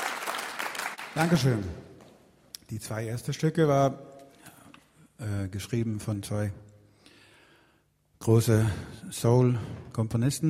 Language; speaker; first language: German; non-native, fluent; Swedish